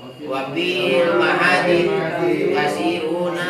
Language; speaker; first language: Arabic; non-native, learner; Indonesian